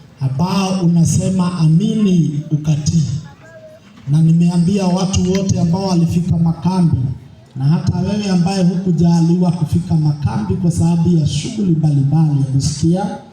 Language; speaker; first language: Swahili; non-native, local second language; Gusii